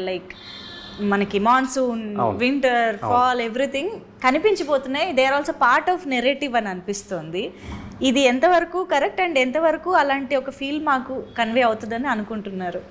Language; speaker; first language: Telugu; native; Telugu